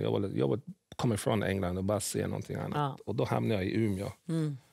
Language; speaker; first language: Swedish; early bilingual, other home language; English